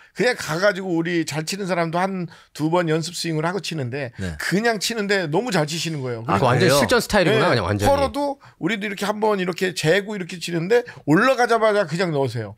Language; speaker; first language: Korean; native; Korean